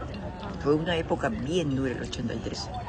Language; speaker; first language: Spanish; native; Spanish